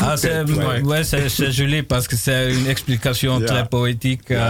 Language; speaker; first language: French; non-native, learner; Dutch